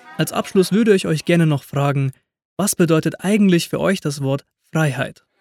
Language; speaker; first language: German; native; German